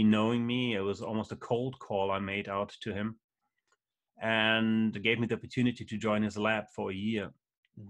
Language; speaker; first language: English; non-native, fluent; German